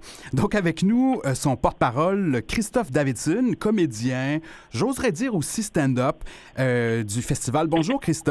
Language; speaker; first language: French; native; French